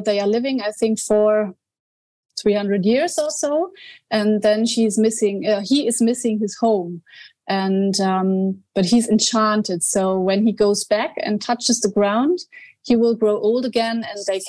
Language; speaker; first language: English; non-native, fluent; German